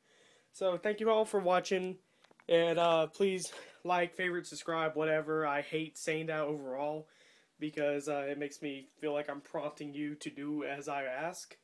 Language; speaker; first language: English; native; English